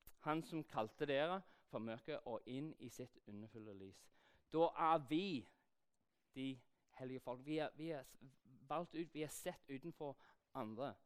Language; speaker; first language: Norwegian; non-native, fluent; English